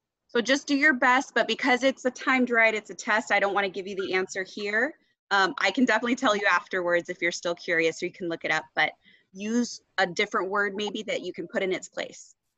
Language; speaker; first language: English; native; English